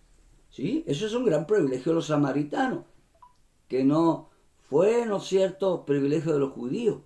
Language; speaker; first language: Spanish; native; Spanish